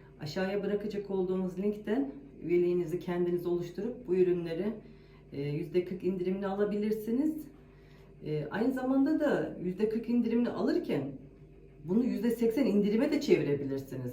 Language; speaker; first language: Turkish; native; Turkish